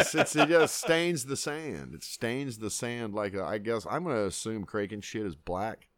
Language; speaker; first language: English; native; English